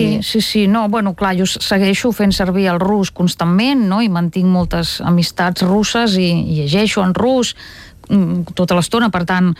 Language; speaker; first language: Catalan; non-native, fluent; Russian